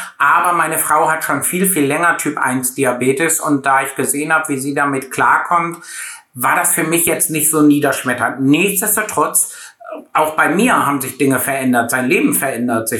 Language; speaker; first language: German; native; German